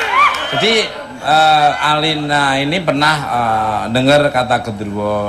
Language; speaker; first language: Indonesian; native; Indonesian